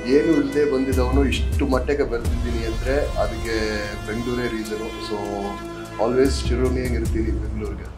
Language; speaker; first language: Kannada; non-native, local second language; English